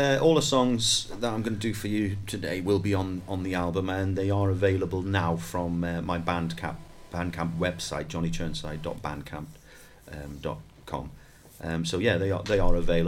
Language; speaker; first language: English; native; English